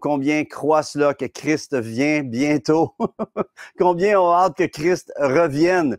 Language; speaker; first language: French; native; French